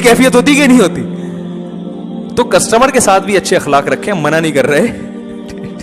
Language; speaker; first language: Urdu; native; Urdu